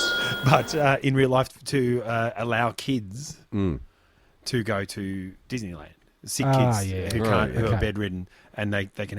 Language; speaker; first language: English; native; English